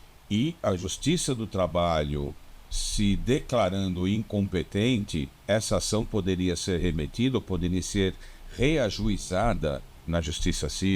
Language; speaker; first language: Portuguese; native; Portuguese